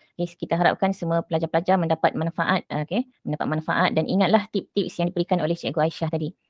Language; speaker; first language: Malay; native; Malay